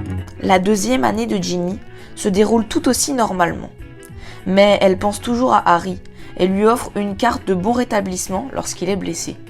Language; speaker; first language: French; native; French